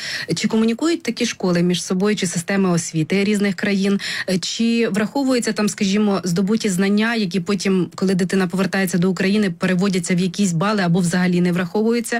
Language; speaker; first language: Ukrainian; native; Ukrainian